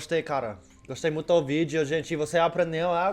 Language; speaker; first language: Portuguese; non-native, learner; English